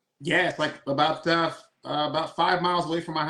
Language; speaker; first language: English; native; English